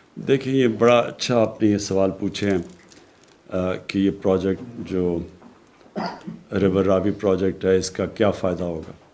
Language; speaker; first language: Urdu; native; Urdu